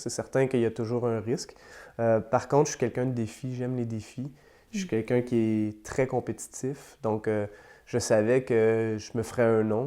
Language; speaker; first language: French; native; French